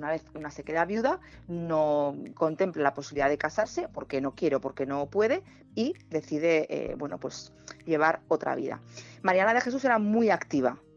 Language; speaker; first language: Spanish; native; Spanish